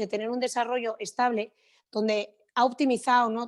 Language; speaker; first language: Spanish; native; Spanish